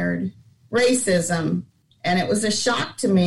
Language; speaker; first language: English; native; English